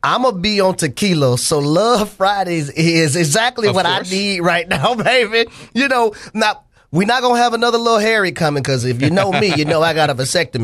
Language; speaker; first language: English; native; English